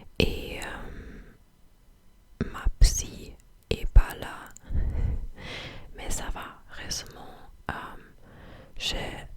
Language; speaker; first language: French; non-native, fluent; English